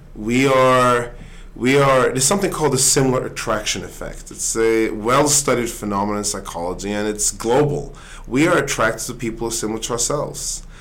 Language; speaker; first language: English; early bilingual, other home language; Swedish